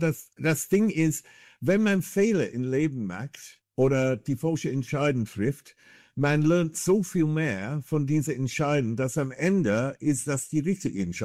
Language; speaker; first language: German; non-native, fluent; English